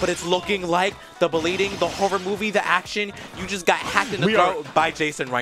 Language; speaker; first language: English; native; English